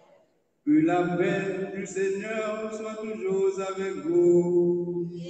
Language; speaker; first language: French; non-native, local second language; Haitian Creole